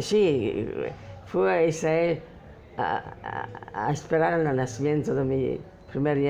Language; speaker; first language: Spanish; non-native, fluent; Polish